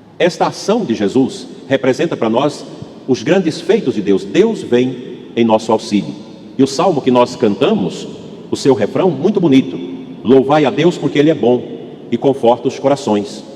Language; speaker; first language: Portuguese; native; Portuguese